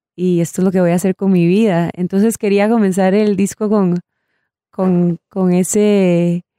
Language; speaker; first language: Spanish; native; Spanish